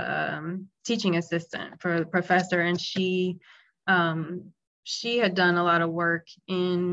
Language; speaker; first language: English; native; English